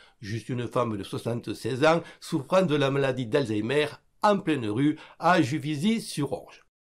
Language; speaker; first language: French; native; French